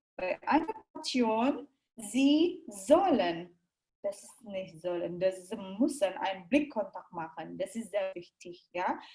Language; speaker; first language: German; non-native, learner; Indonesian